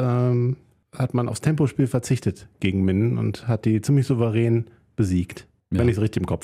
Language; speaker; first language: German; native; German